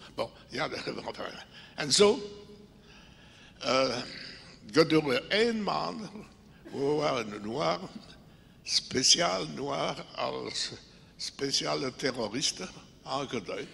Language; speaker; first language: Dutch; non-native, local second language; French